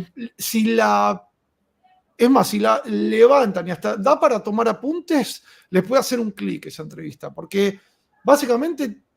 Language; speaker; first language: Spanish; native; Spanish